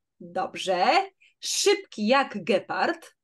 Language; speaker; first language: Polish; native; Polish